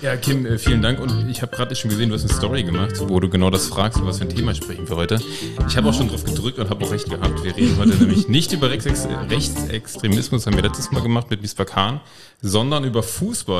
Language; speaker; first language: German; native; German